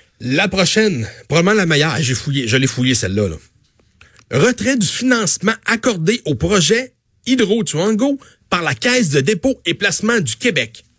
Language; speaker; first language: French; native; French